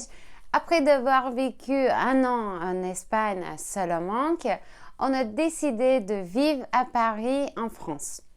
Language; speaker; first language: French; non-native, learner; Turkish